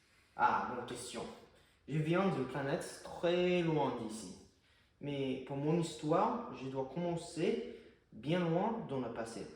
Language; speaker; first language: French; non-native, learner; English